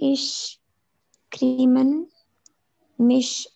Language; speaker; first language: German; non-native, learner; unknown